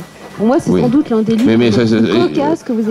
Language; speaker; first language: French; native; French